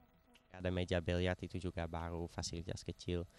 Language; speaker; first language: Indonesian; non-native, fluent; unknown